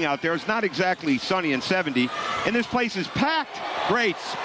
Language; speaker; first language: English; native; English